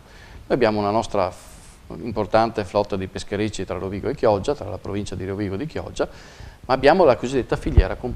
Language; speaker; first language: Italian; native; Italian